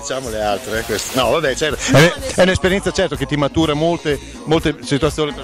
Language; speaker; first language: Italian; native; Italian